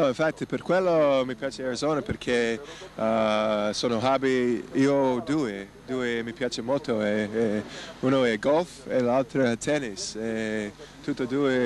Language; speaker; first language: Italian; non-native, learner; English